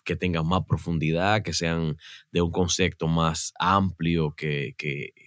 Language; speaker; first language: Spanish; native; Spanish